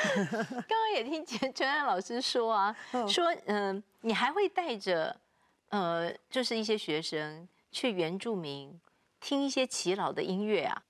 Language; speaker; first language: Chinese; native; Chinese